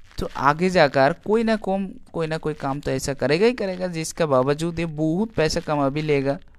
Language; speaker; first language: Hindi; non-native, local second language; Bangla